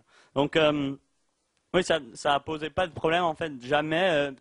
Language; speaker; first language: French; non-native, learner; Dutch